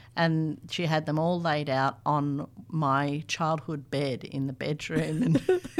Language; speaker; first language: English; native; English